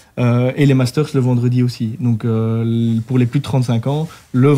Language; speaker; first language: French; native; French